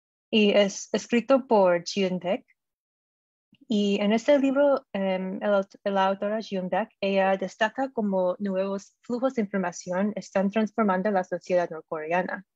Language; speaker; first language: Spanish; non-native, fluent; English